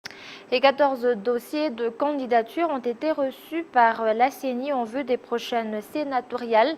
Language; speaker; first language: French; non-native, local second language; Malagasy